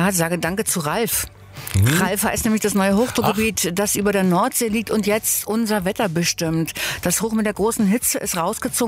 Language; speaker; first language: German; native; German